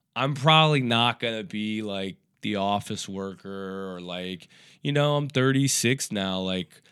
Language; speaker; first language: English; native; English